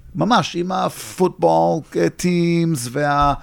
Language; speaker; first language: Hebrew; early bilingual, heritage; Hebrew